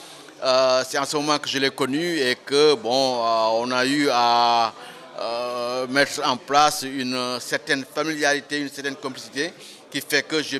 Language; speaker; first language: French; non-native, local second language; Wolof